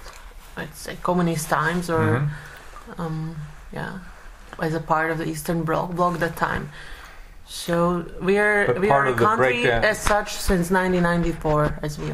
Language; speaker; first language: English; non-native, fluent; Slovak